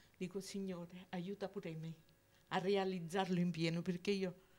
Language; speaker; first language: Italian; native; Italian